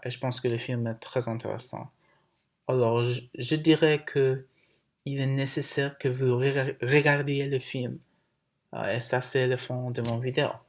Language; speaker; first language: French; non-native, learner; English